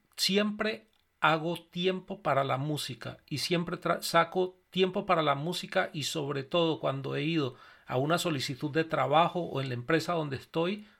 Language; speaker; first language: Spanish; native; Spanish